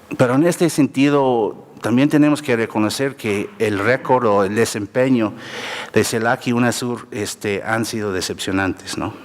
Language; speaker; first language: Spanish; non-native, fluent; English